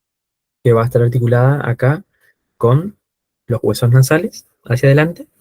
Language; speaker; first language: Spanish; native; Spanish